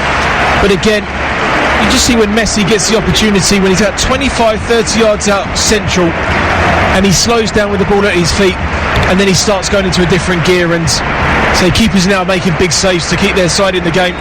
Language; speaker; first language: English; native; English